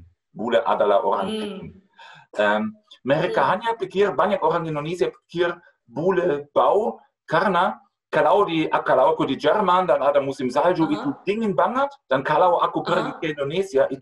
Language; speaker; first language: Indonesian; non-native, fluent; German